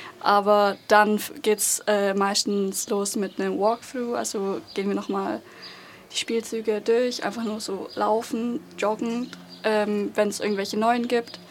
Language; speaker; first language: German; native; German